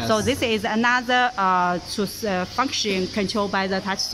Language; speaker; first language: English; non-native, learner; Chinese